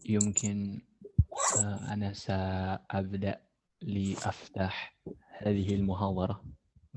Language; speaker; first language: Arabic; non-native, fluent; Indonesian